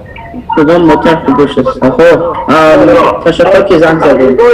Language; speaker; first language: Persian; early bilingual, heritage; Persian